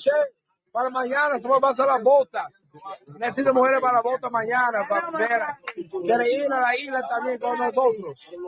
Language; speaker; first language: Spanish; non-native, learner; English